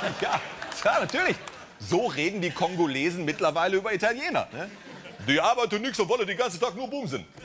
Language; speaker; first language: German; native; German